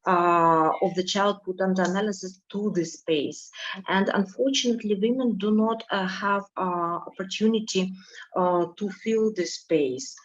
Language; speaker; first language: English; non-native, fluent; Ukrainian